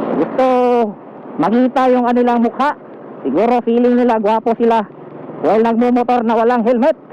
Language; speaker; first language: Filipino; non-native, local second language; Cebuano